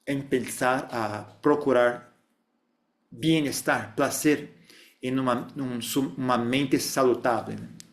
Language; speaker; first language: Spanish; non-native, fluent; Portuguese